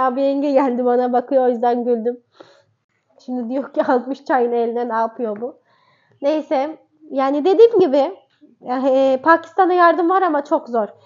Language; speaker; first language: Turkish; native; Turkish